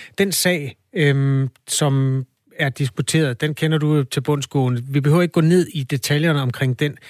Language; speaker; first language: Danish; native; Danish